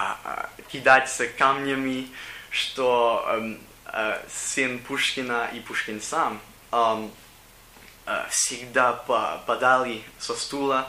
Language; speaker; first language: Russian; non-native, learner; English